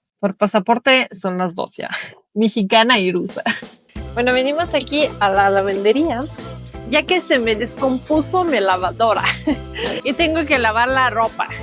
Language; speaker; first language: Spanish; non-native, fluent; Russian